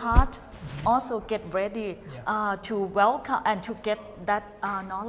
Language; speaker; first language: English; non-native, fluent; Thai